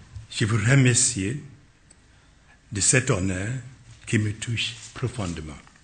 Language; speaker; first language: French; non-native, fluent; Akan